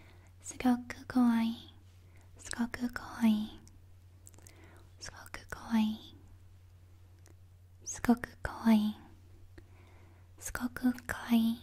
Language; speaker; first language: Japanese; non-native, learner; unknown